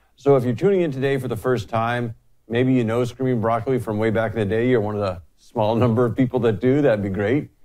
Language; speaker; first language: English; native; English